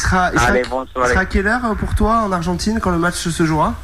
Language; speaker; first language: French; native; French